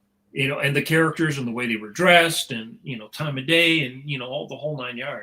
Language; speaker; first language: English; native; English